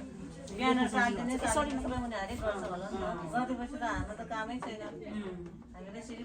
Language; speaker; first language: Nepali; non-native, local second language; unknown